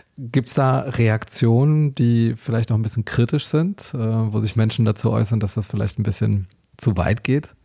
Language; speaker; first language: German; native; German